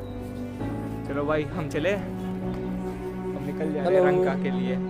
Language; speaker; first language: Hindi; non-native, local second language; Telugu